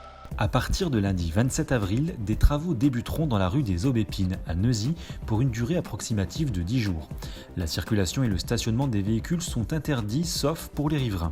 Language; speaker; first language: French; native; French